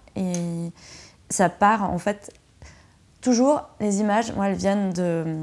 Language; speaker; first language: French; native; French